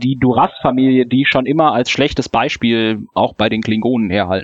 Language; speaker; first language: German; native; German